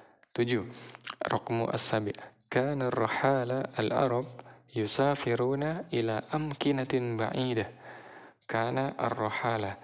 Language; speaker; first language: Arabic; non-native, learner; Indonesian